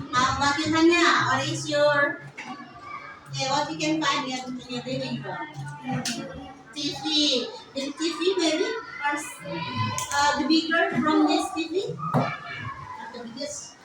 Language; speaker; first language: English; non-native, learner; Indonesian